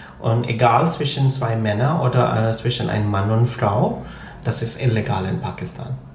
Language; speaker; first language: German; non-native, fluent; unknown